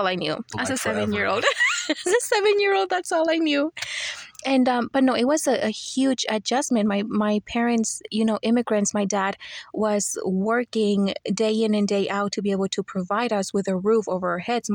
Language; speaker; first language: English; early bilingual, other home language; Spanish